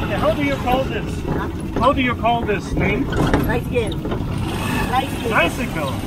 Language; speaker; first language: English; non-native, fluent; German